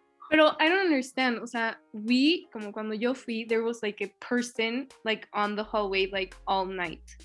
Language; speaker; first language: English; early bilingual, other home language; Spanish